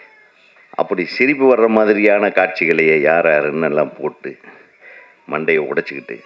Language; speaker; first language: Tamil; native; Tamil